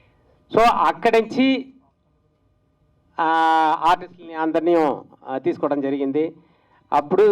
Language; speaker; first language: Telugu; native; Telugu